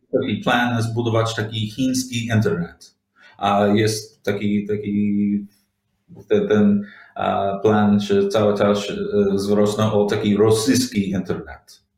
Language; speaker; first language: Polish; non-native, learner; English